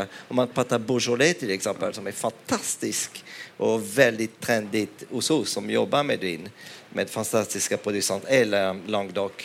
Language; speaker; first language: Swedish; non-native, fluent; French